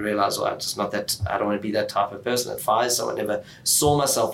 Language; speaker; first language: English; native; English